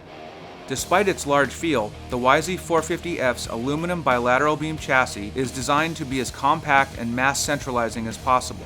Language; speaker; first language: English; native; English